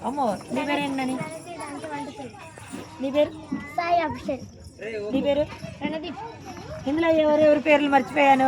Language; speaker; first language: Telugu; native; Telugu